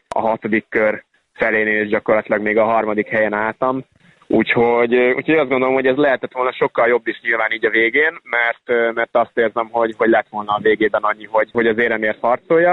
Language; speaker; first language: Hungarian; native; Hungarian